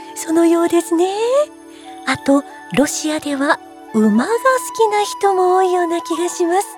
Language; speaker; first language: Japanese; native; Japanese